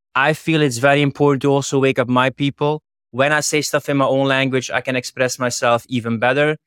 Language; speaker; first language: English; non-native, fluent; Dutch